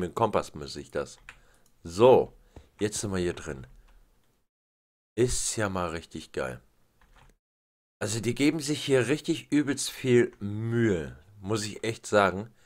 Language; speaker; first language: German; native; German